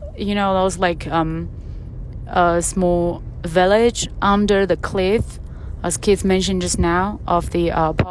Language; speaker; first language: English; non-native, fluent; Chinese